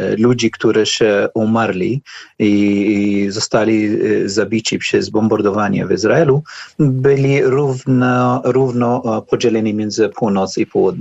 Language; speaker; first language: Polish; non-native, learner; Arabic